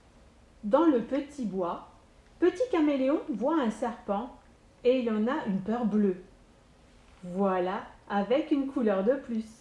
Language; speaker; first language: French; native; French